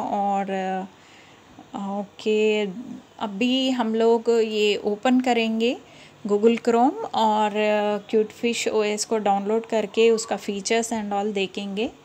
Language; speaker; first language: Hindi; non-native, local second language; Telugu